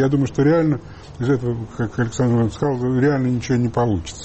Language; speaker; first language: Russian; native; Russian